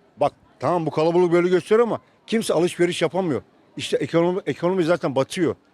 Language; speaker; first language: Turkish; native; Turkish